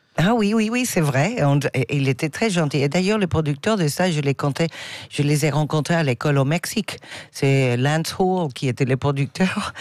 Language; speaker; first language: French; non-native, fluent; English